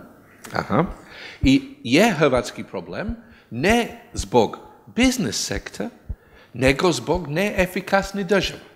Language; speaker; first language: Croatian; non-native, learner; English